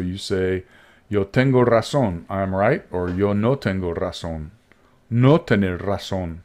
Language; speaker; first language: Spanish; non-native, fluent; English